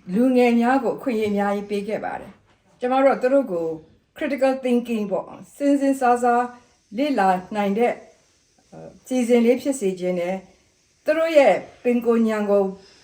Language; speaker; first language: Burmese; non-native, local second language; S'gaw Karen